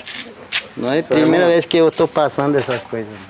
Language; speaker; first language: Portuguese; non-native, local second language; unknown